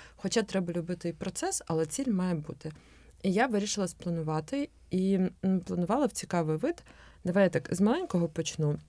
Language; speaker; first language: Ukrainian; non-native, local second language; Russian